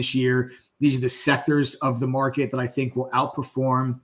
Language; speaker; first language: English; native; English